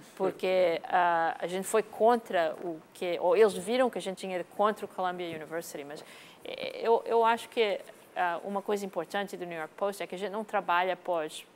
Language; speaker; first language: Portuguese; non-native, fluent; English